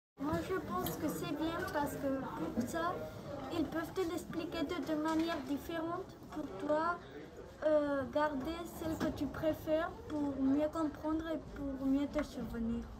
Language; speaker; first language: French; non-native, local second language; Spanish